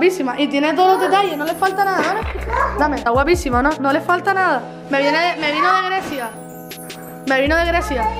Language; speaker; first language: Spanish; native; Spanish